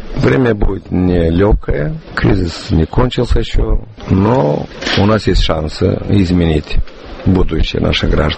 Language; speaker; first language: Russian; non-native, local second language; Romanian